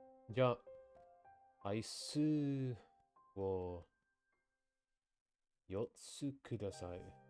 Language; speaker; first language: Japanese; non-native, learner; English